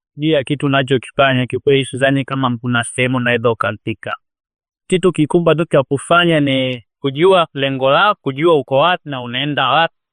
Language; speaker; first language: Swahili; native; Swahili